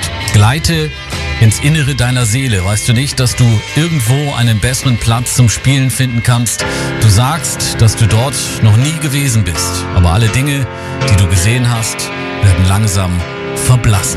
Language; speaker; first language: German; native; German